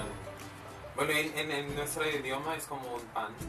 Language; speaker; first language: Spanish; non-native, fluent; Filipino